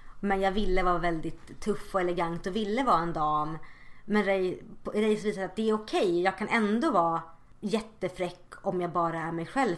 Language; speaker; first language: Swedish; native; Swedish